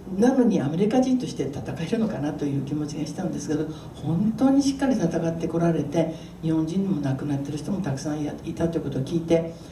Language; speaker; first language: Japanese; native; Japanese